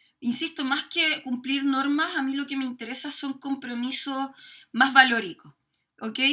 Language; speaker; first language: Spanish; native; Spanish